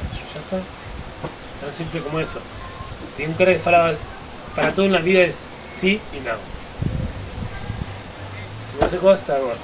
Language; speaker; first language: Portuguese; non-native, fluent; Spanish